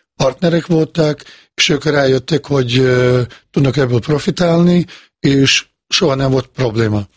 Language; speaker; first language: Hungarian; non-native, fluent; Bosnian